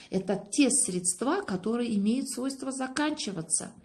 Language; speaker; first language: Russian; non-native, local second language; Kazakh